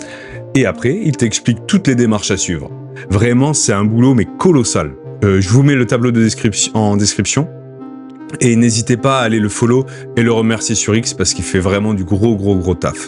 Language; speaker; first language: French; native; French